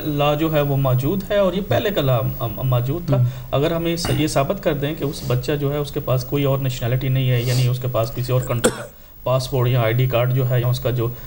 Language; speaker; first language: Urdu; non-native, local second language; Punjabi